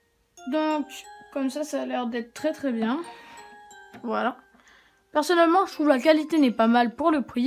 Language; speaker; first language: French; native; French